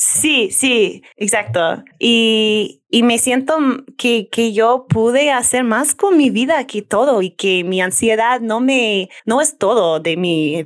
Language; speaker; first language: Spanish; non-native, learner; English